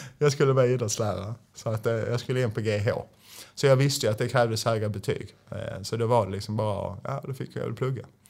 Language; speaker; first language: Swedish; native; Swedish